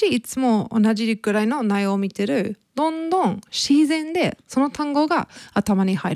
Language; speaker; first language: Japanese; non-native, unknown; English